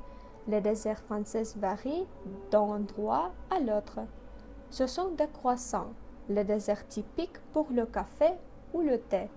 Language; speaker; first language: French; non-native, learner; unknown